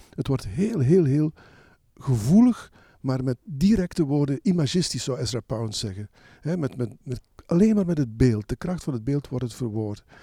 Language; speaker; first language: Dutch; native; Dutch